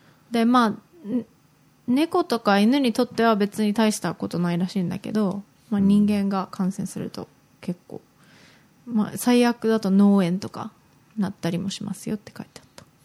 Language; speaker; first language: Japanese; native; Japanese